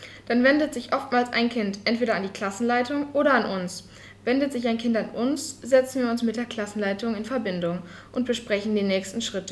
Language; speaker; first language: German; native; German